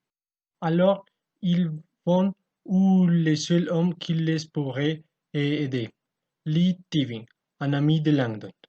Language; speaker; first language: French; non-native, learner; Spanish